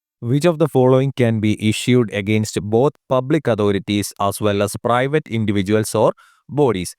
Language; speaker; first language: English; non-native, local second language; Malayalam